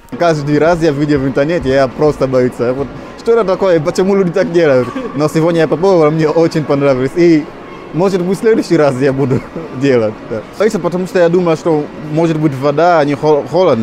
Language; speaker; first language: Russian; non-native, fluent; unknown